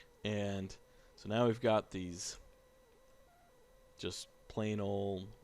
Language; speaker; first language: English; native; English